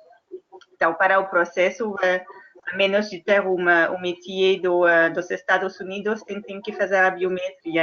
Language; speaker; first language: Portuguese; non-native, fluent; French